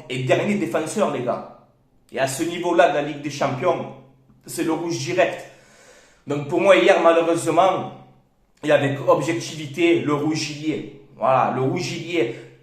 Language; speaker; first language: French; native; French